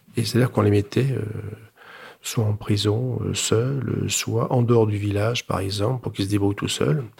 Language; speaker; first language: French; native; French